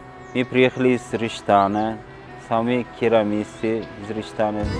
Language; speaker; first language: Russian; non-native, learner; Uzbek